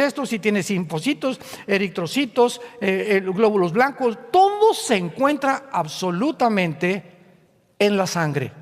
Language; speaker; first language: Spanish; native; Spanish